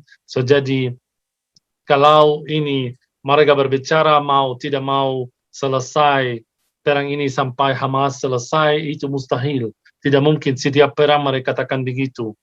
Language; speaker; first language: Indonesian; non-native, fluent; Arabic